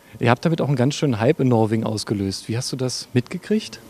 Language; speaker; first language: German; native; German